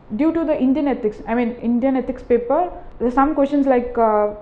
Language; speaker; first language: English; non-native, local second language; Tamil